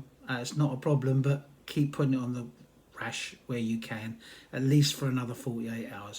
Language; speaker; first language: English; native; English